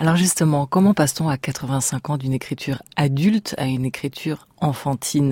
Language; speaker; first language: French; native; French